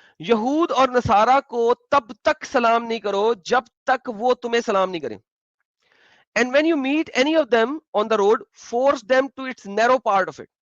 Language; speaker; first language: Urdu; native; Urdu